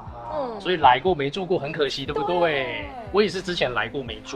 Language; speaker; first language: Chinese; native; Chinese